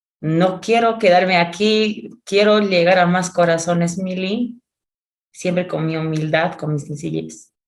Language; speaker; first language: Spanish; non-native, local second language; Quechua